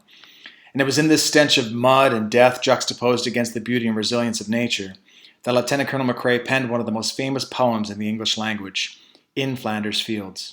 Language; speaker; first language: English; native; English